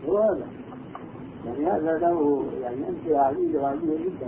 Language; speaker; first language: Arabic; native; Arabic